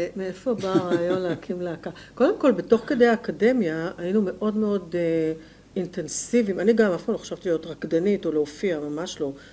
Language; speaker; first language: Hebrew; native; Hebrew